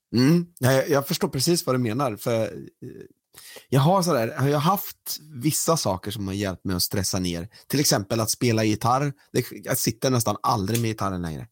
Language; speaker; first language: Swedish; native; Swedish